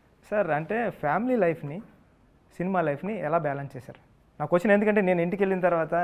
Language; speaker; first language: Telugu; native; Telugu